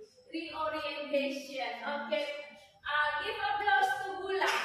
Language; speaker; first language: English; non-native, fluent; Indonesian